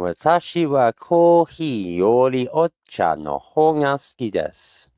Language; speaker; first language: Japanese; non-native, learner; English